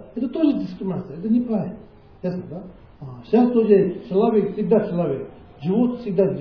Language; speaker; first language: Russian; non-native, learner; Tibetan